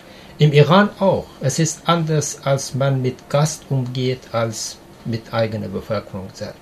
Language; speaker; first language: German; non-native, learner; Persian